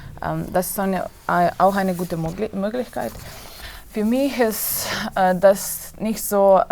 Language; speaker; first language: German; non-native, fluent; Slovenian